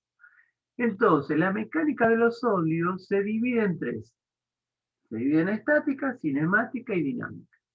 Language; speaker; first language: Spanish; native; Spanish